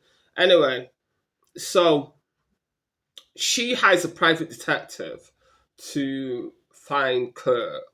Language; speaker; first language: English; native; English